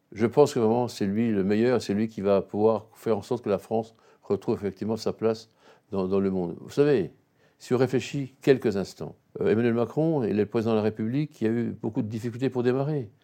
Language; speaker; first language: French; native; French